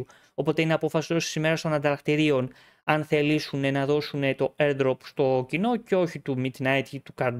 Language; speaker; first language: Greek; native; Greek